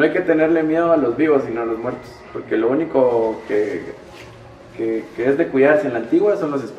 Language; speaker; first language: Spanish; native; Spanish